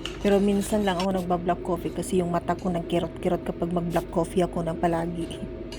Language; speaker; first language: Filipino; non-native, local second language; Cebuano